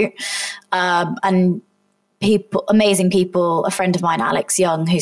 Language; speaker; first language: English; native; English